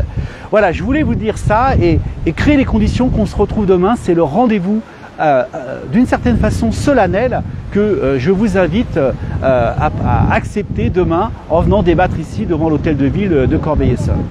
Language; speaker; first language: French; native; French